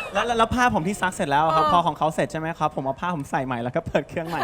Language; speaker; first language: Thai; non-native, fluent; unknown